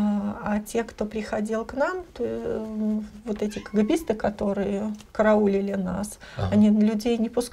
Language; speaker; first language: Russian; native; Russian